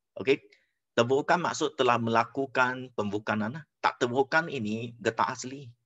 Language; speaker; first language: Malay; non-native, local second language; Chinese